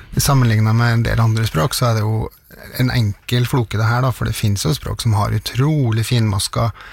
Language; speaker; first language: Norwegian; native; Norwegian